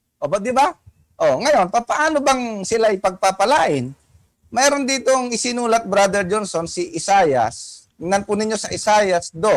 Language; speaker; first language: Filipino; native; Filipino